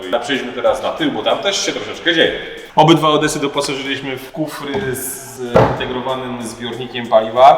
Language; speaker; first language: Polish; native; Polish